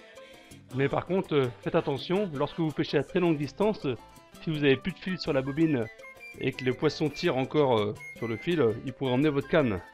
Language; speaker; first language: French; native; French